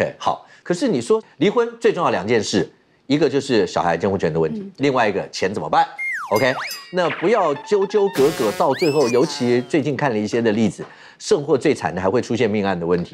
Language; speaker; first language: Chinese; native; Chinese